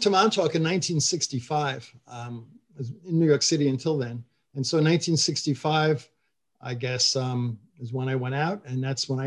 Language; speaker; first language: English; native; English